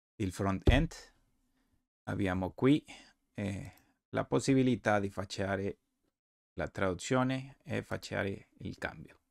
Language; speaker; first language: Italian; non-native, learner; Spanish